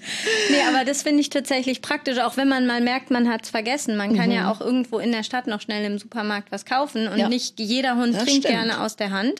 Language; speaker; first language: German; native; German